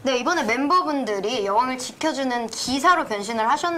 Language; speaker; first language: Korean; native; Korean